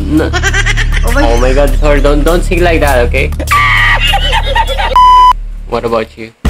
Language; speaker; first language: English; non-native, local second language; Filipino